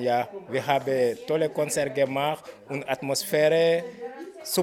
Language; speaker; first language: German; non-native, learner; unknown